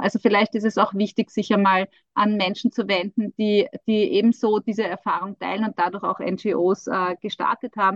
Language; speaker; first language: German; native; German